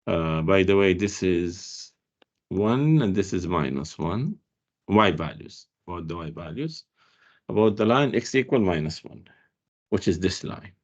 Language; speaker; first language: English; non-native, fluent; Arabic